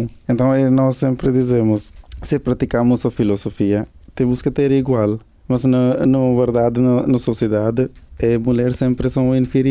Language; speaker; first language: Portuguese; non-native, learner; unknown